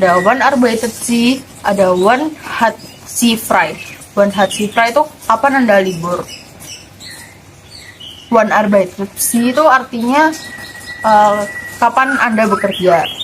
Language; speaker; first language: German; non-native, learner; Indonesian